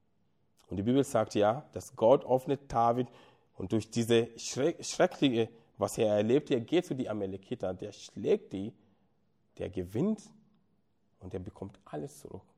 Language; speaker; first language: German; non-native, fluent; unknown